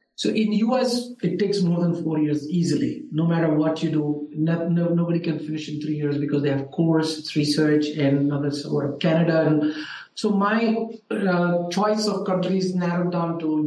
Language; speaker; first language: English; non-native, local second language; Urdu